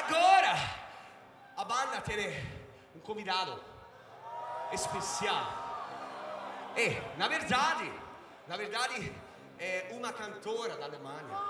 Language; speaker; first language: Portuguese; non-native, learner; Italian